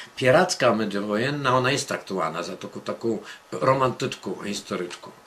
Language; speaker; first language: Polish; non-native, local second language; Rusyn